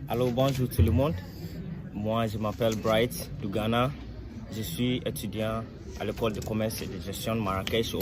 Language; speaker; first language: French; non-native, learner; English